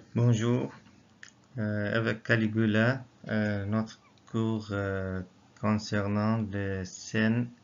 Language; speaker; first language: French; non-native, local second language; Arabic